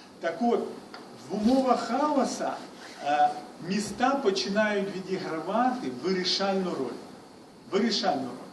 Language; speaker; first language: Ukrainian; non-native, local second language; Russian